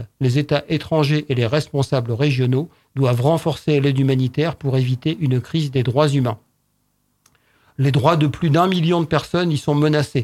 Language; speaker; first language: French; native; French